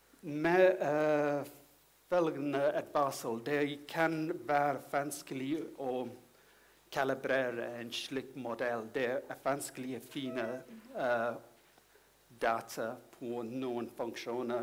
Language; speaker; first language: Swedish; non-native, learner; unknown